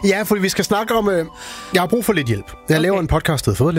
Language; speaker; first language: Danish; native; Danish